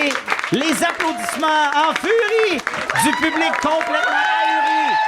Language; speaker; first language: French; native; French